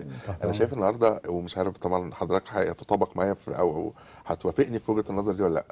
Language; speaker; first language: Arabic; native; Arabic